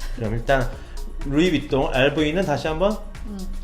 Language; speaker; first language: Korean; native; Korean